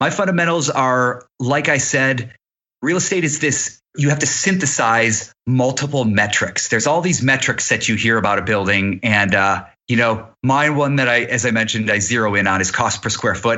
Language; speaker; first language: English; native; English